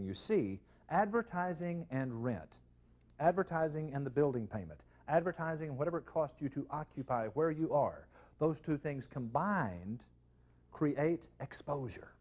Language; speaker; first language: English; native; English